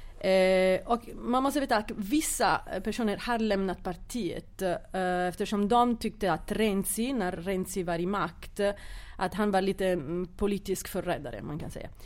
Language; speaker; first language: Swedish; non-native, fluent; Italian